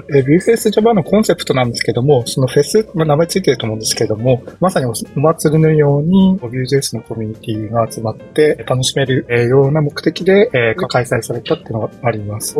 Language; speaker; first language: Japanese; native; Japanese